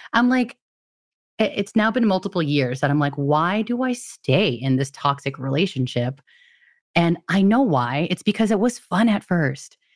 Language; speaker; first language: English; early bilingual, other home language; Filipino